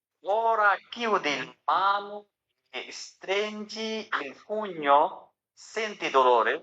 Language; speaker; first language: Italian; non-native, learner; Bangla